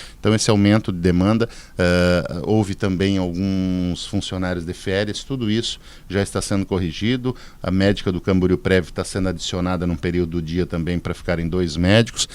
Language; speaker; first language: Portuguese; native; Portuguese